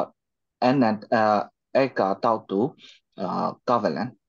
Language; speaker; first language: Finnish; non-native, learner; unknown